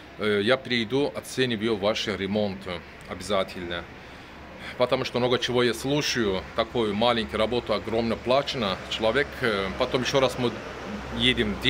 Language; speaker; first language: Russian; non-native, local second language; Turkish